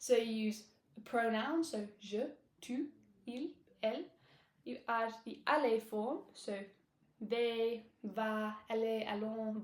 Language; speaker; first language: French; non-native, learner; English